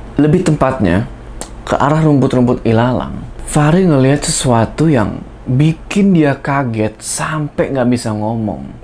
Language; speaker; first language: Indonesian; native; Indonesian